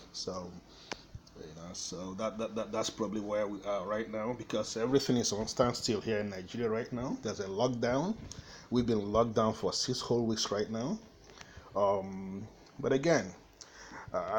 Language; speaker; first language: English; non-native, local second language; Igbo